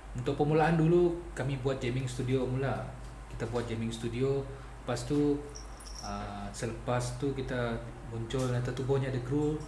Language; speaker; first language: Malay; native; Malay